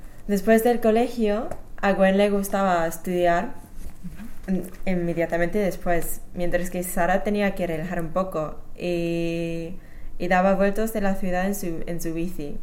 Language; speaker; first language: Spanish; non-native, fluent; English